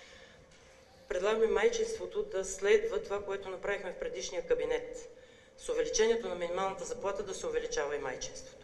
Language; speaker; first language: Bulgarian; native; Bulgarian